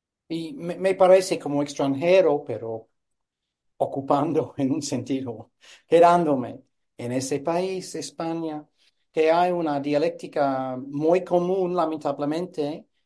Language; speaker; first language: Spanish; non-native, fluent; English